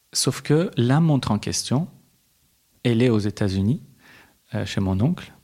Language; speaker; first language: French; early bilingual, other home language; Persian